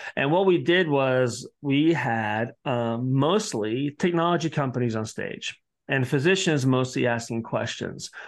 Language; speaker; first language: English; early bilingual, other home language; Italian